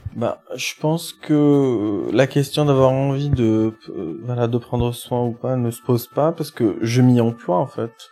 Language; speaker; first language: French; non-native, local second language; Arabic